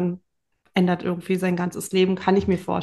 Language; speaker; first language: German; native; German